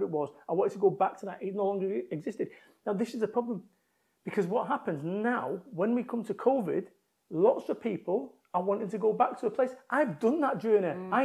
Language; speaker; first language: English; native; English